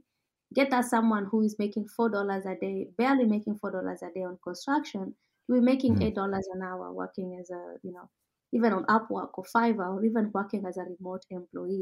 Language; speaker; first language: English; non-native, local second language; Kalenjin